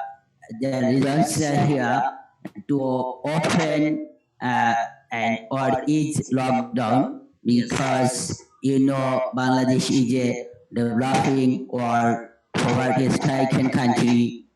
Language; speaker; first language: English; non-native, learner; Bangla